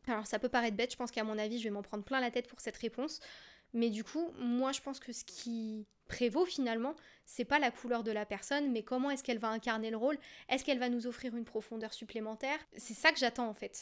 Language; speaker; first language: French; native; French